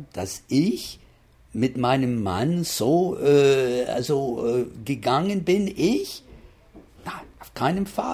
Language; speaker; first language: German; non-native, fluent; English